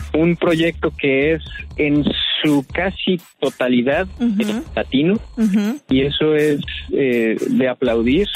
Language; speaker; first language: Spanish; native; Spanish